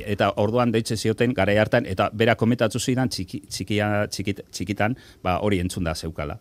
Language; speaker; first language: Basque; non-native, local second language; Spanish